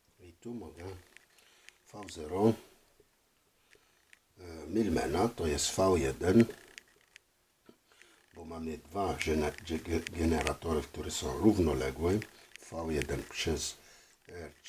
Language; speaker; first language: Polish; non-native, fluent; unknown